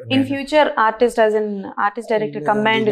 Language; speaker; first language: Telugu; native; Telugu